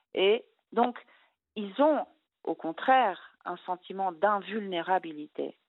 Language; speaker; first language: French; native; French